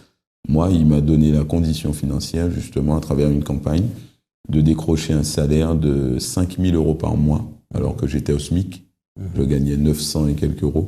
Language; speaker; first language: French; native; French